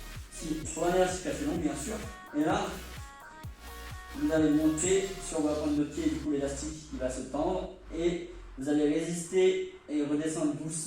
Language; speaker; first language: French; native; French